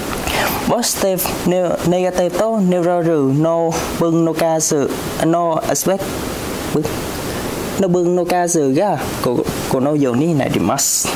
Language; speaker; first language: Japanese; non-native, learner; Vietnamese